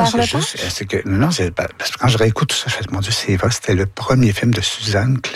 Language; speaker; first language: French; native; French